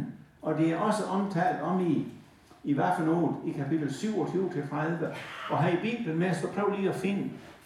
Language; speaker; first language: Danish; native; Danish